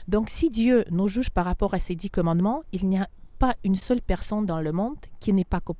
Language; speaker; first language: French; non-native, fluent; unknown